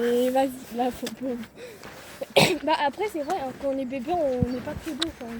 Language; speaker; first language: French; native; French